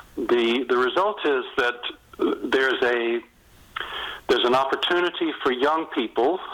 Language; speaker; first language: English; native; English